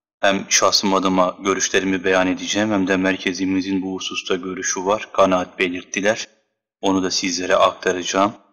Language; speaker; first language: Turkish; native; Turkish